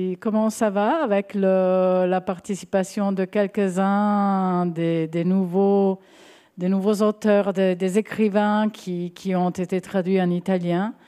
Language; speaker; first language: French; non-native, fluent; Italian